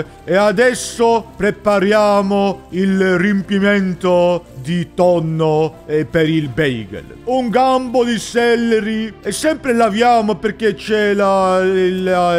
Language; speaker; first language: Italian; non-native, learner; English